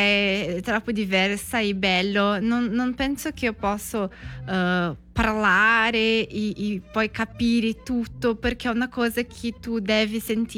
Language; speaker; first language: Italian; non-native, learner; Portuguese